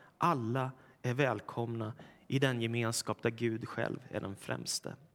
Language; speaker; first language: Swedish; native; Swedish